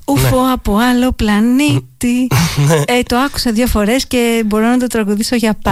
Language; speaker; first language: Greek; native; Greek